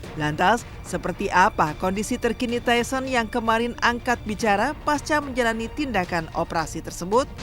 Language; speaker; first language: Indonesian; native; Indonesian